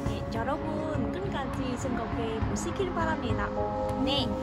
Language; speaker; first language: Korean; non-native, fluent; Vietnamese